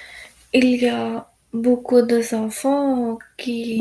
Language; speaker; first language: French; non-native, learner; Hindi